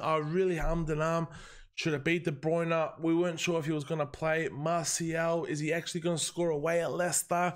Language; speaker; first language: English; native; English